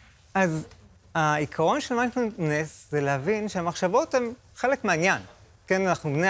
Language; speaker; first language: Hebrew; native; Hebrew